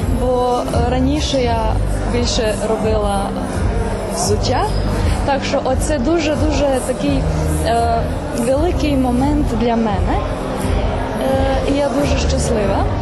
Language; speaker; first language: Ukrainian; non-native, local second language; Serbian